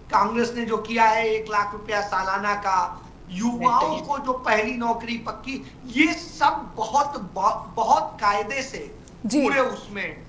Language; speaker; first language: Hindi; native; Hindi